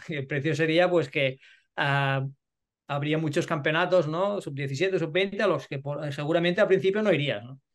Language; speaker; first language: Spanish; native; Spanish